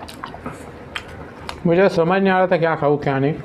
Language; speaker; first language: Hindi; non-native, local second language; Marathi